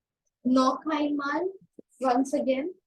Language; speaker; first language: German; non-native, fluent; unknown